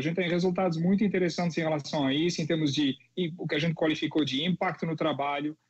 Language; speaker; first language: Portuguese; non-native, fluent; French